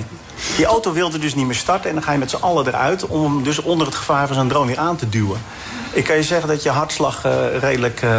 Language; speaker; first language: Dutch; native; Dutch